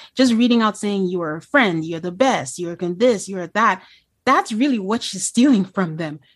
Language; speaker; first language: English; non-native, local second language; Yoruba